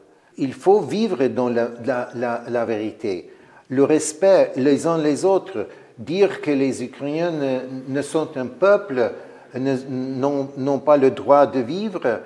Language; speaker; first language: French; non-native, fluent; Ukrainian